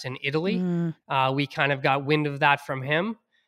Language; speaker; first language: English; native; English